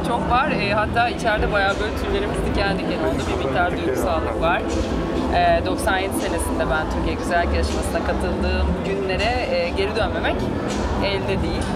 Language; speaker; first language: Turkish; native; Turkish